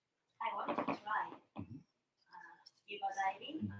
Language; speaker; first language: English; non-native, learner; Japanese